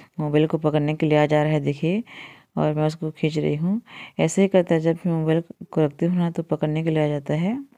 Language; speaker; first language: Hindi; non-native, local second language; Odia